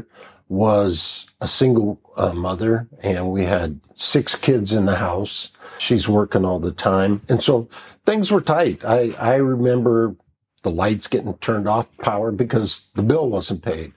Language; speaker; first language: English; native; English